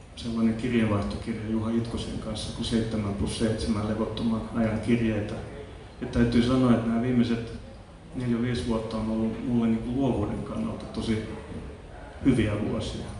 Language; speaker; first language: Finnish; non-native, local second language; Swedish